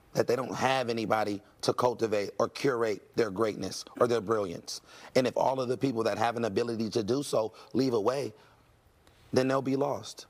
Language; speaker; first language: English; native; English